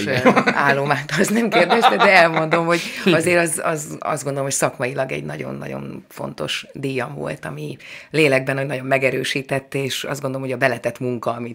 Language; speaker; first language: Hungarian; native; Hungarian